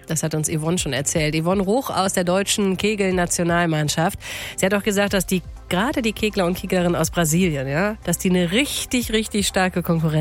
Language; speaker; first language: German; native; German